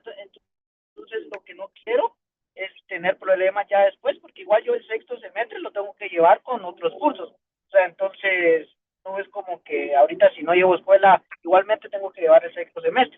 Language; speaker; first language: Spanish; native; Spanish